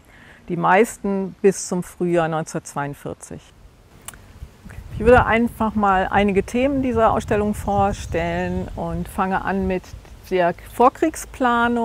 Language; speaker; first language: German; native; German